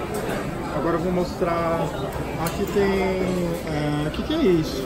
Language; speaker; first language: Portuguese; non-native, fluent; Japanese